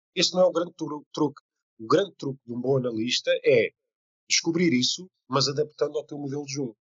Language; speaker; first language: Portuguese; native; Portuguese